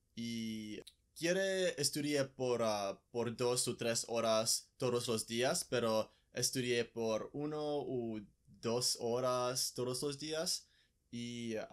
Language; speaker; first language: Spanish; non-native, learner; English